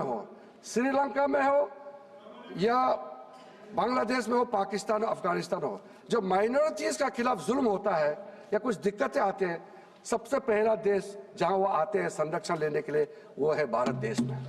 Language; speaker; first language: Hindi; non-native, local second language; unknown